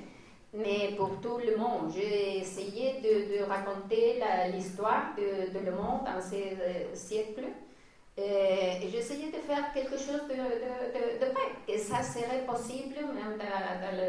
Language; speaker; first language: French; non-native, fluent; Spanish